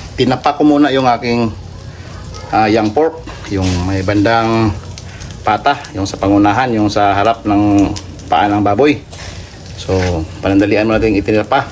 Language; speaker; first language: Filipino; non-native, local second language; Cebuano